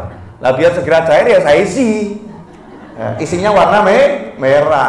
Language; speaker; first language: Indonesian; native; Indonesian